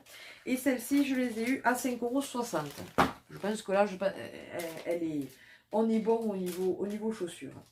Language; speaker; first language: French; native; French